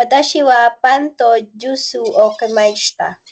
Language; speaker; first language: Japanese; non-native, learner; Filipino